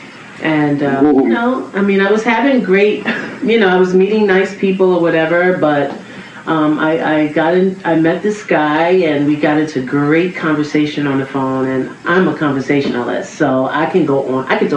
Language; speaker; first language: English; native; English